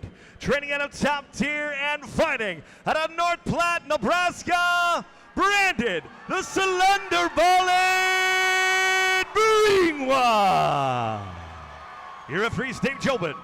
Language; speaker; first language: English; native; English